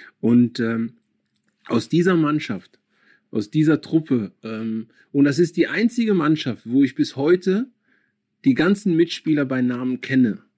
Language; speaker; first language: German; early bilingual, other home language; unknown